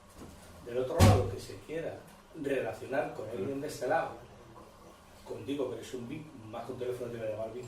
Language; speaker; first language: Spanish; native; Spanish